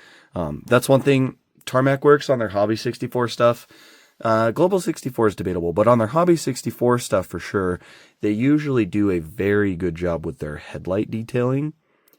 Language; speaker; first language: English; native; English